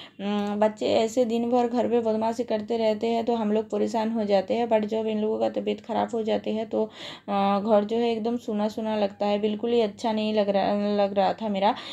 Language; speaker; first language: Hindi; non-native, local second language; Bangla